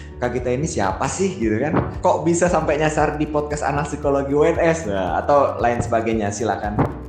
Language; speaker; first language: Indonesian; native; Indonesian